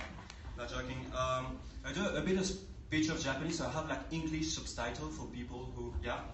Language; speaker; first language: English; non-native, learner; French